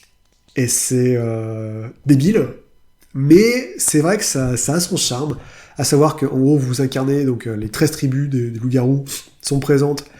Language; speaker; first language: French; native; French